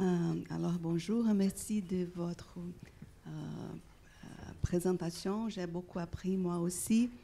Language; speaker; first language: French; non-native, fluent; Portuguese